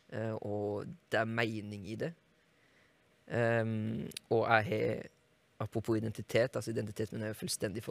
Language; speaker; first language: Norwegian; native; Norwegian